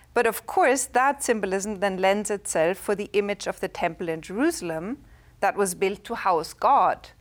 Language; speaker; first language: English; non-native, fluent; German